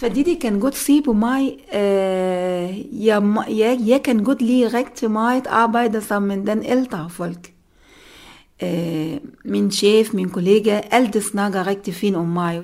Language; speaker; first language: Danish; non-native, learner; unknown